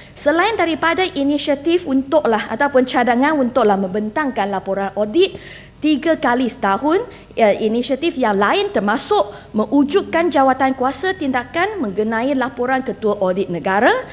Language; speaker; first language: Malay; non-native, local second language; Chinese